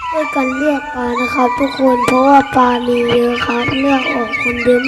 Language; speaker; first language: Thai; non-native, local second language; Lahu